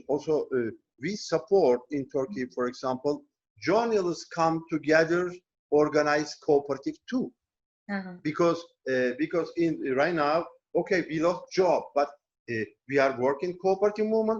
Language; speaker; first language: English; non-native, learner; Turkish